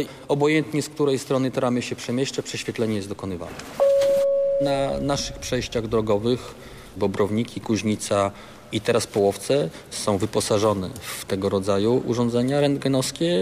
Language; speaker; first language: Polish; native; Polish